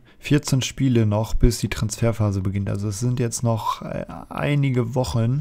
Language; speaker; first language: German; native; German